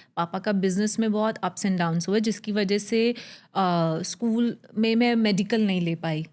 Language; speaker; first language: Hindi; native; Hindi